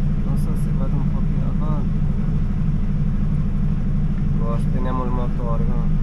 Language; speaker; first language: Italian; non-native, fluent; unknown